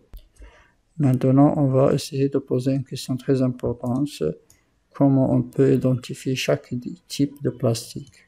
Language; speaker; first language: French; non-native, local second language; Arabic